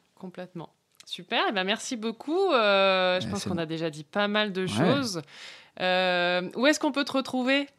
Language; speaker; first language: French; native; French